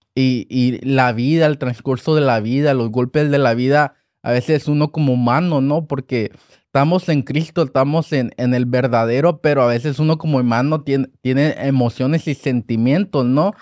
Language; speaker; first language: Spanish; early bilingual, heritage; Spanish